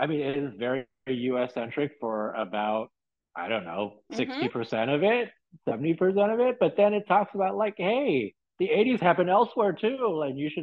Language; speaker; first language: English; non-native, local second language; Cantonese